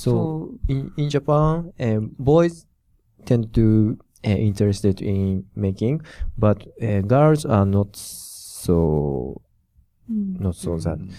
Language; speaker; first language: English; non-native, learner; Japanese